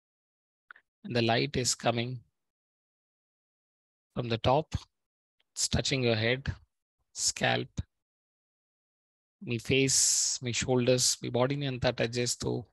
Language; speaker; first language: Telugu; native; Telugu